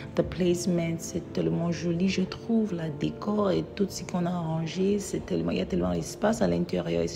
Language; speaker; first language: French; non-native, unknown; English